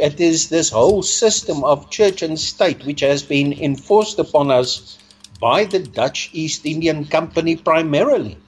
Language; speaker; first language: English; non-native, local second language; Afrikaans